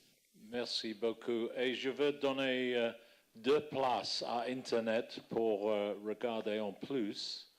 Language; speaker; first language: French; non-native, fluent; English